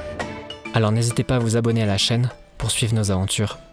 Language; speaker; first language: French; native; French